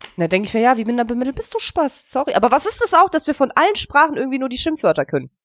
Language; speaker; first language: German; early bilingual, other home language; Russian